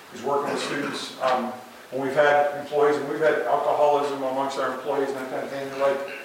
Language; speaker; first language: English; native; English